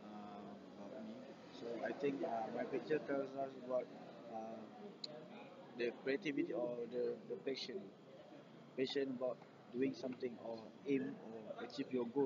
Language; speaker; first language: English; non-native, learner; Malay